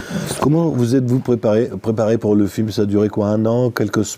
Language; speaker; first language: French; native; French